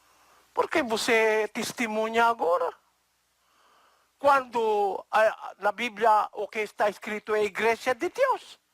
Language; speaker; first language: Portuguese; non-native, learner; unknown